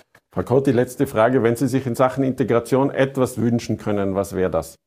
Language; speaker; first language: German; native; German